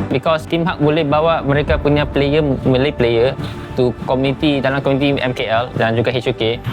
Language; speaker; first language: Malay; non-native, local second language; Chinese